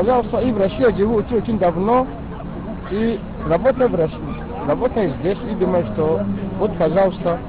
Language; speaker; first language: Russian; non-native, learner; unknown